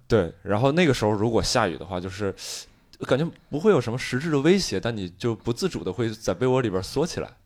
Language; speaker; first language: Chinese; native; Chinese